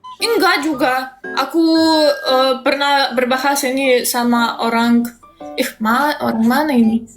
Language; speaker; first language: Indonesian; non-native, fluent; Russian